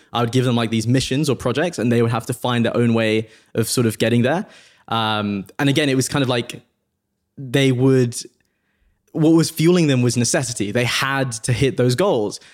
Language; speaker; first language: English; native; English